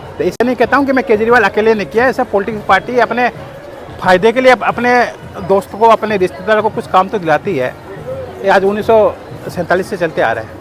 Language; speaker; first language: Hindi; non-native, local second language; Assamese